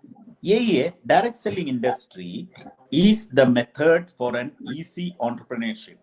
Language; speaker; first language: Hindi; non-native, fluent; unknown